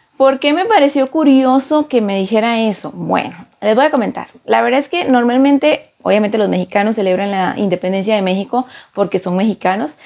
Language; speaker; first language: Spanish; native; Spanish